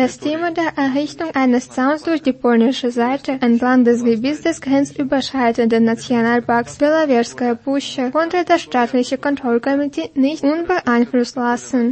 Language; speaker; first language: German; non-native, fluent; Russian